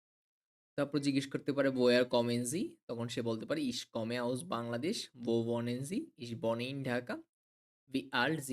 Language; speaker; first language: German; non-native, fluent; Bangla